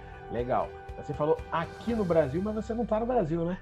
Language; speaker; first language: Portuguese; native; Portuguese